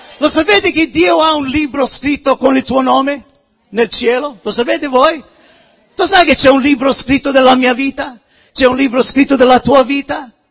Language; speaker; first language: Italian; early bilingual, heritage; Italian